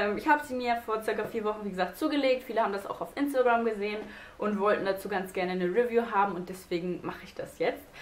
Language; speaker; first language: German; native; German